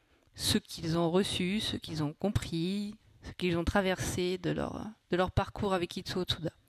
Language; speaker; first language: French; native; French